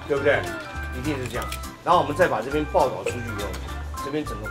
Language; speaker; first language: Chinese; native; Chinese